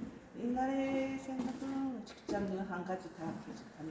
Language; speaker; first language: Korean; non-native, fluent; Japanese